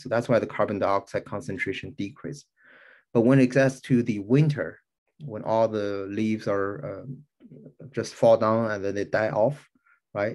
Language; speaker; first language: English; non-native, fluent; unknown